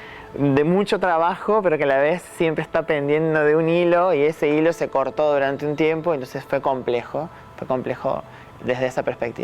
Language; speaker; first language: Spanish; native; Spanish